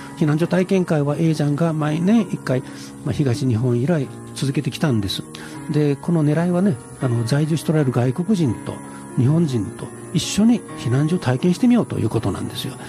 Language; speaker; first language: Japanese; native; Japanese